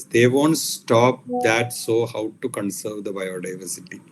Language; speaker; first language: English; non-native, local second language; Malayalam